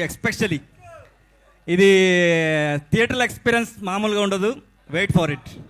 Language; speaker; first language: Telugu; non-native, learner; Kannada